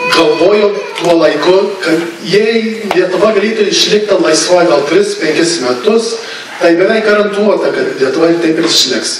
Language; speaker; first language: Lithuanian; early bilingual, other home language; English